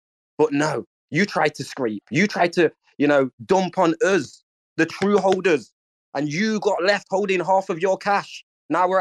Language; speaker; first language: English; native; English